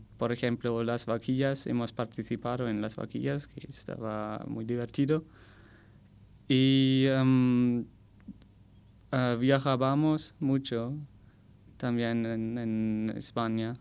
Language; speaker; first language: Spanish; non-native, learner; German